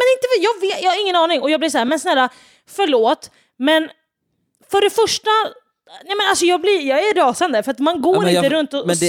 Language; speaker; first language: Swedish; native; Swedish